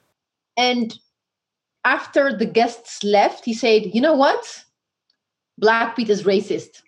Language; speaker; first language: English; non-native, fluent; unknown